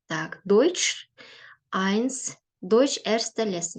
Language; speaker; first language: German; non-native, learner; Kyrgyz